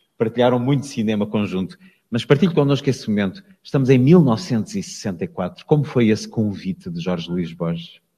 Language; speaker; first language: Portuguese; native; Portuguese